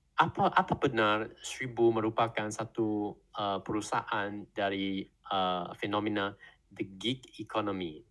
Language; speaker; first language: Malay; non-native, learner; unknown